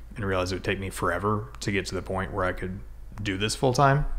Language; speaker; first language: English; native; English